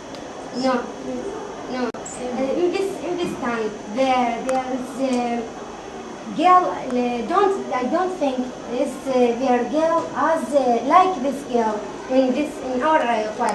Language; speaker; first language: English; non-native, learner; Arabic